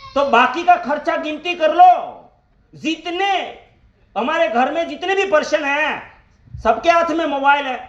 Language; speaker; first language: Hindi; non-native, local second language; Gujarati